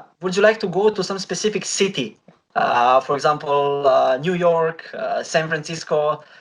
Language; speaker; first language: English; non-native, fluent; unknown